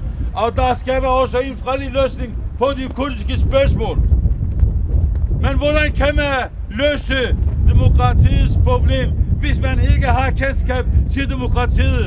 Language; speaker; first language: Danish; non-native, fluent; Kurdish